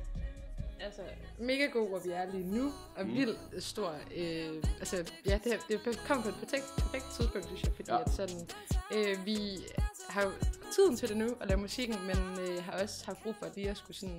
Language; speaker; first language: Danish; native; Danish